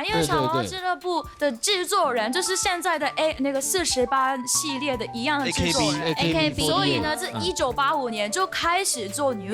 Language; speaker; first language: Chinese; non-native, fluent; Japanese